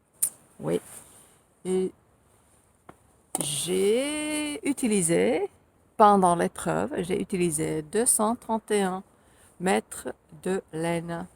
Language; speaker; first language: French; non-native, fluent; Finnish